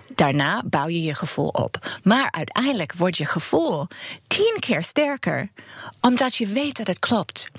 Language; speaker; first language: Dutch; non-native, fluent; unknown